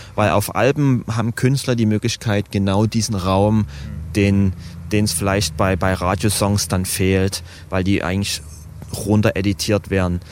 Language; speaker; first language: German; native; German